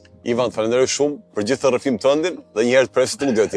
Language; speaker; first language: Albanian; native; Albanian